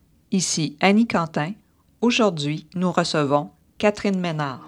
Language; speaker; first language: French; native; French